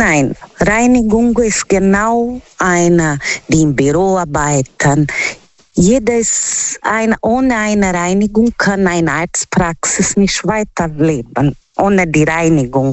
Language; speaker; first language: German; non-native, learner; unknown